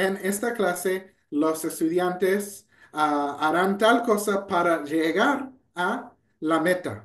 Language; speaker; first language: Spanish; non-native, fluent; English